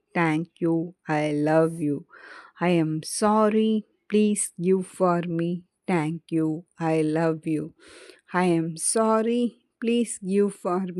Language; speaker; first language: English; non-native, learner; Tamil